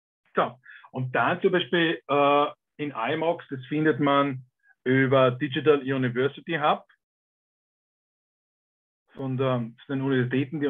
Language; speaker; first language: German; native; German